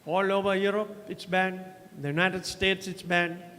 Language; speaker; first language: English; non-native, local second language; Sinhala